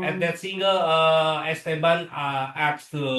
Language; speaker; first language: English; non-native, learner; Indonesian